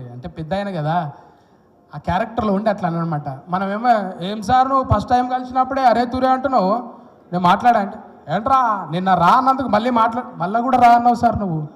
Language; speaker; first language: Telugu; native; Telugu